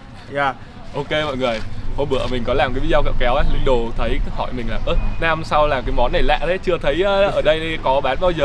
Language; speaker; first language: Vietnamese; native; Vietnamese